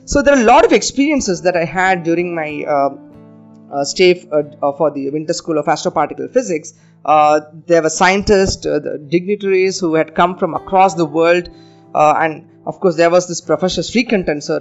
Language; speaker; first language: English; non-native, local second language; Tamil